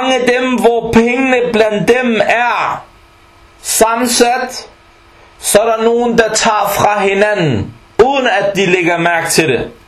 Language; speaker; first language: Danish; early bilingual, other home language; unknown